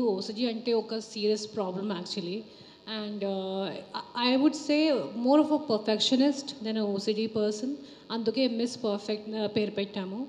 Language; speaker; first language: Telugu; non-native, local second language; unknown